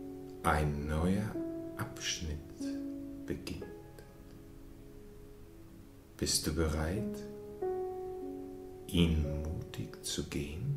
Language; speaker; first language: German; native; German